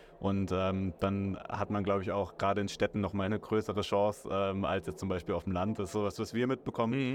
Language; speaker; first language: German; native; German